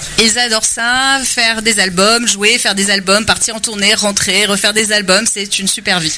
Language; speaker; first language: French; native; French